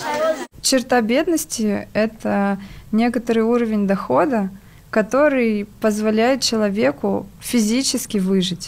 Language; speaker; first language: Russian; native; Russian